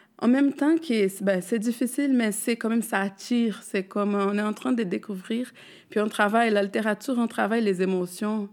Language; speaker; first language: French; non-native, fluent; Portuguese